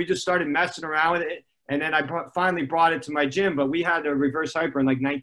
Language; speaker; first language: English; native; English